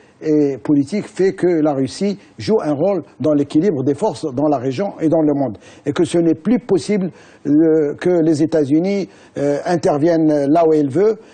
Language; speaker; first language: French; non-native, fluent; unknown